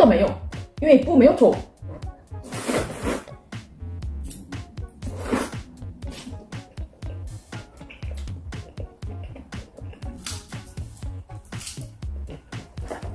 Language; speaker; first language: Chinese; non-native, learner; Korean